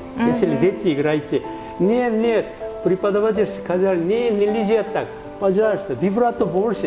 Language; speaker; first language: Russian; non-native, learner; Korean